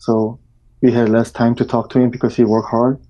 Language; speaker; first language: English; non-native, fluent; Korean